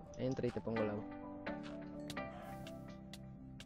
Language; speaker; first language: Spanish; native; Spanish